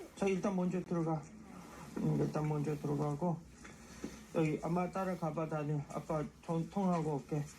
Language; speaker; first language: Korean; non-native, fluent; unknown